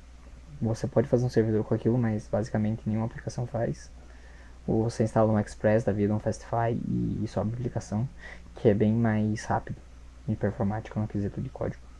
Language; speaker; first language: Portuguese; native; Portuguese